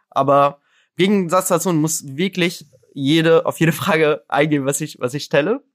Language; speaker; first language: German; non-native, fluent; Arabic